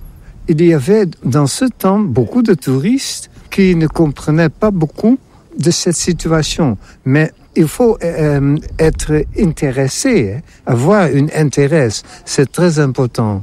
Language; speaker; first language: French; non-native, fluent; Dutch